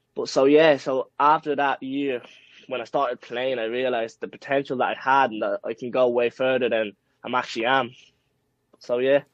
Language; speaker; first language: English; early bilingual, other home language; Spanish